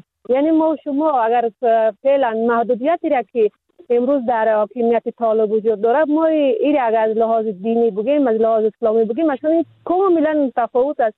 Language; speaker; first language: Persian; native; Persian